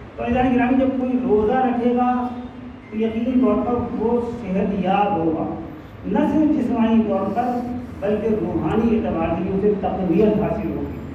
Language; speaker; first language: Urdu; native; Urdu